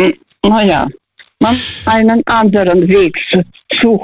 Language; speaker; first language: German; early bilingual, heritage; German